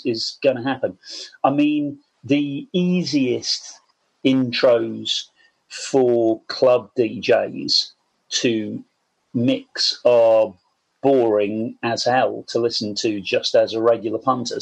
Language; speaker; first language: English; native; English